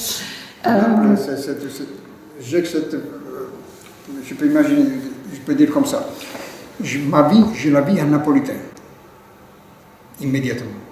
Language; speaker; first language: French; non-native, fluent; Italian